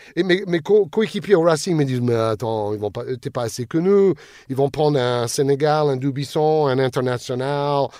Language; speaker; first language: French; non-native, fluent; English